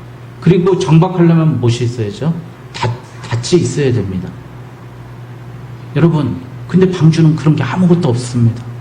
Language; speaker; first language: Korean; native; Korean